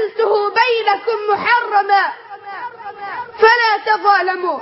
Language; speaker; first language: Arabic; native; Arabic